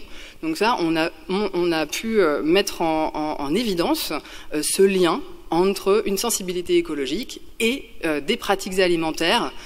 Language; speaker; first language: French; native; French